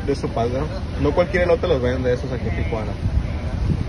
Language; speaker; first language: Spanish; native; Spanish